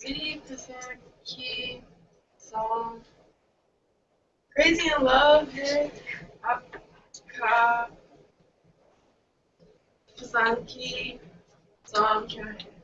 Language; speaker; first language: Hindi; non-native, learner; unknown